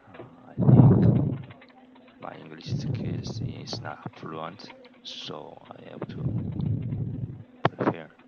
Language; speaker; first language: English; non-native, learner; Korean